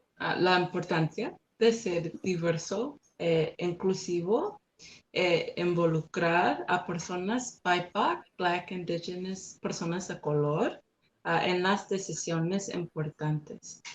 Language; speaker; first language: Spanish; non-native, learner; English